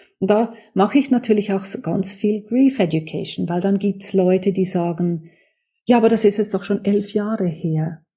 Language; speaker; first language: German; native; German